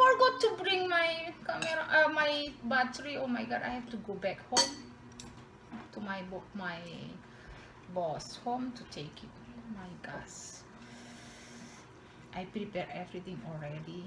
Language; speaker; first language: English; non-native, learner; Indonesian